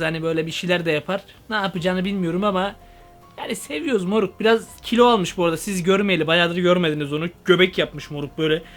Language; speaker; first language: Turkish; native; Turkish